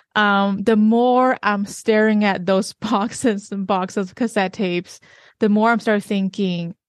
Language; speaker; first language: English; non-native, fluent; Chinese